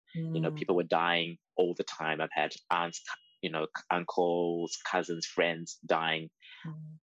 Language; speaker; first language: English; native; English